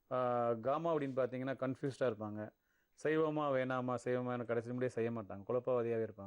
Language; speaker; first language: Tamil; native; Tamil